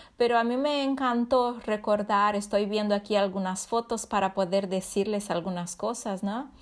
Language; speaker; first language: Spanish; non-native, fluent; Portuguese